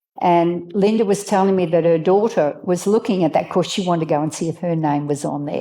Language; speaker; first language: English; native; English